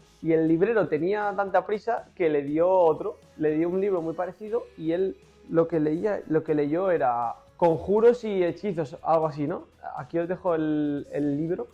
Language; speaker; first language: Spanish; native; Spanish